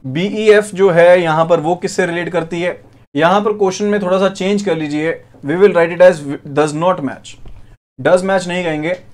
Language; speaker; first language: Hindi; native; Hindi